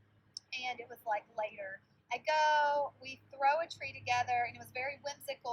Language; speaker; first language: English; native; English